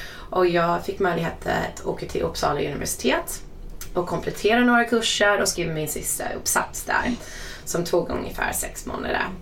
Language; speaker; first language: Swedish; non-native, fluent; English